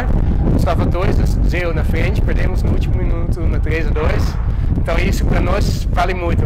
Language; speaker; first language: Portuguese; non-native, learner; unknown